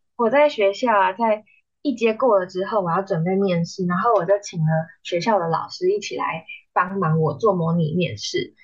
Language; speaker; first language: Chinese; native; Chinese